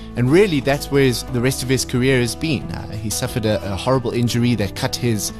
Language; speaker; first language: English; native; English